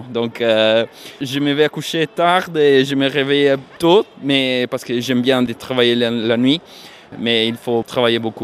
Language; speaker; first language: French; non-native, fluent; Italian